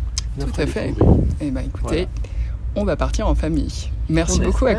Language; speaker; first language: French; native; French